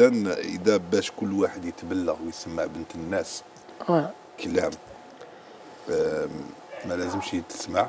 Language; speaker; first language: Arabic; native; Arabic